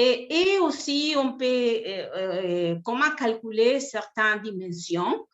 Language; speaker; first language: French; non-native, fluent; Spanish